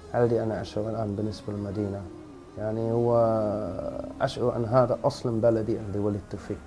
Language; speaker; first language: Arabic; non-native, fluent; English